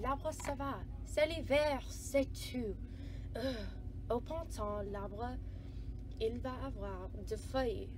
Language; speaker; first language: French; non-native, learner; English